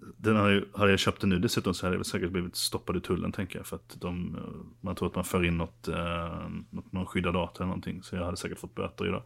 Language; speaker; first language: Swedish; native; Swedish